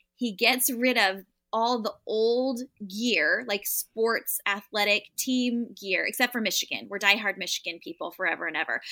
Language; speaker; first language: English; native; English